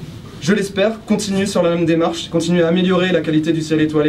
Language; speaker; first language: French; native; French